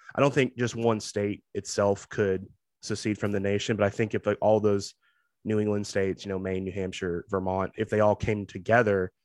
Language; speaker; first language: English; native; English